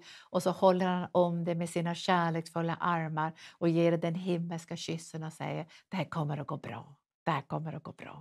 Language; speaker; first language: Swedish; native; Swedish